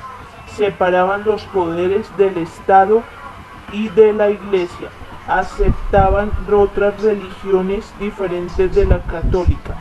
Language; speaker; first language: Spanish; native; Spanish